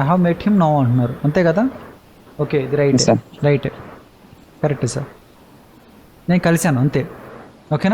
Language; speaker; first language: Telugu; native; Telugu